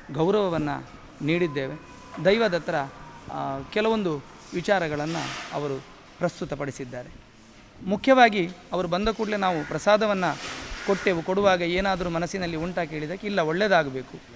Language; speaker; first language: Kannada; non-native, local second language; Tulu